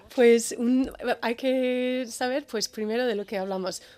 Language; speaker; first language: Spanish; non-native, fluent; English